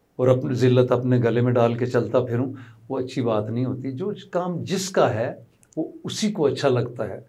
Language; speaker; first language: Urdu; non-native, local second language; Pahari-Potwari